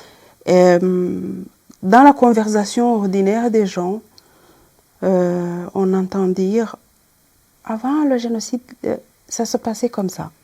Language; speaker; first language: French; non-native, local second language; Kinyarwanda